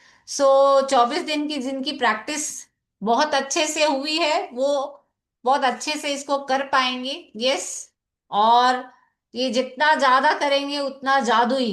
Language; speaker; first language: Hindi; native; Hindi